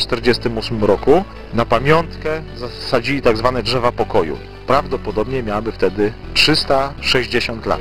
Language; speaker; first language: Polish; native; Polish